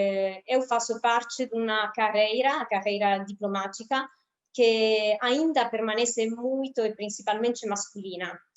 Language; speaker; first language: Portuguese; non-native, fluent; Italian